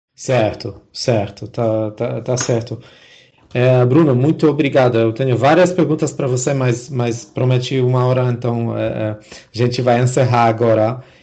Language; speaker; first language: Portuguese; non-native, fluent; Polish